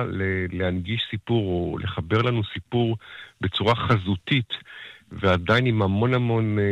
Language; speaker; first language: Hebrew; native; Hebrew